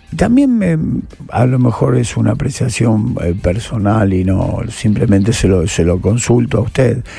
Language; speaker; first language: Spanish; native; Spanish